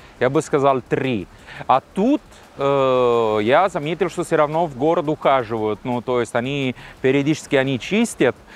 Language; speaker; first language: Russian; non-native, fluent; Italian